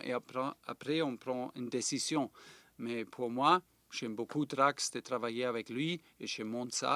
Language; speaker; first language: French; non-native, fluent; German